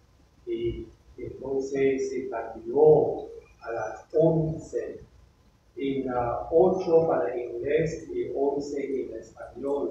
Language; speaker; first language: Spanish; non-native, learner; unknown